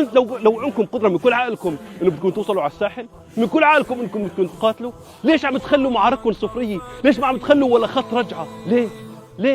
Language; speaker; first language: Arabic; native; Arabic